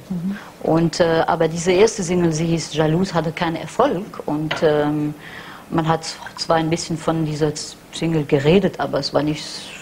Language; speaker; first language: German; early bilingual, heritage; German